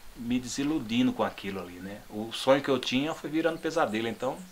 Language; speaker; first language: Portuguese; native; Portuguese